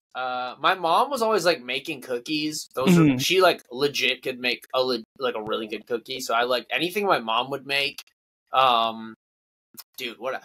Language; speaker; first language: English; native; English